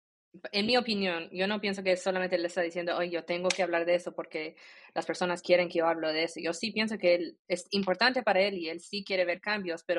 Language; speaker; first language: Spanish; early bilingual, heritage; Spanish